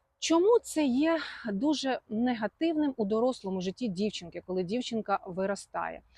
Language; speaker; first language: Ukrainian; non-native, local second language; Russian